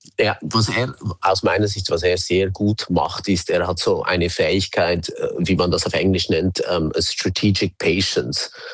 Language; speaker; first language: German; native; German